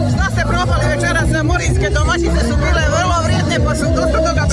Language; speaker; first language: Serbian; native; Serbian